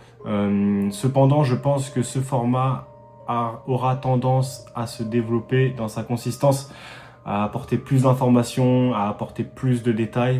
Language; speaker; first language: French; native; French